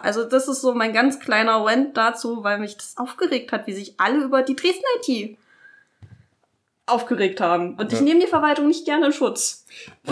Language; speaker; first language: German; native; German